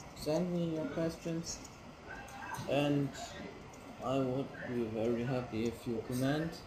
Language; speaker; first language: English; non-native, learner; German